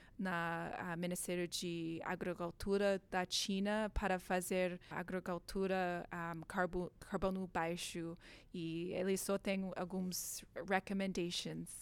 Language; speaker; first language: Portuguese; non-native, learner; English